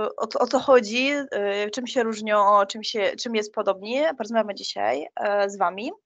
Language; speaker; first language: Polish; non-native, fluent; Ukrainian